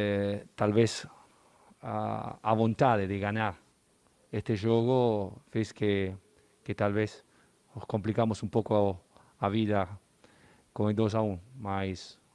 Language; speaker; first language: Portuguese; non-native, fluent; Spanish